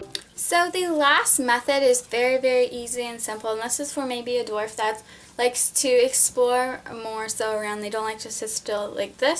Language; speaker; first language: English; native; English